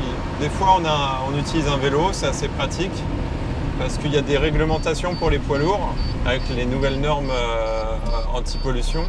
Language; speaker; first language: French; native; French